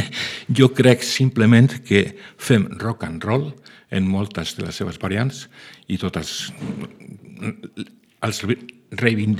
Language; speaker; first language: Catalan; non-native, local second language; Spanish